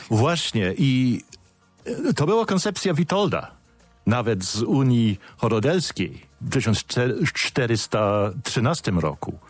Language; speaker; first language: Polish; non-native, fluent; English